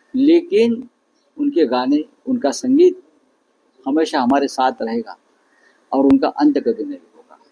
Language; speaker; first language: Hindi; non-native, local second language; Marathi